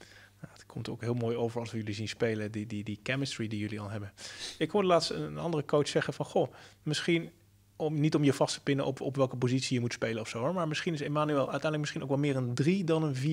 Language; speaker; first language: Dutch; native; Dutch